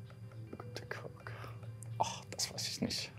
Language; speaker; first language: German; non-native, learner; Danish